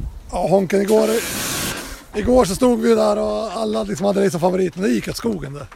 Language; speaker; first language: Swedish; native; Swedish